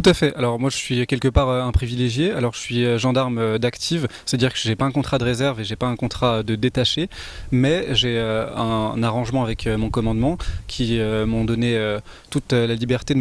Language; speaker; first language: French; native; French